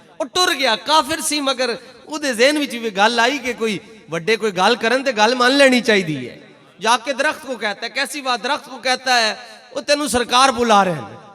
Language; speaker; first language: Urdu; non-native, local second language; Punjabi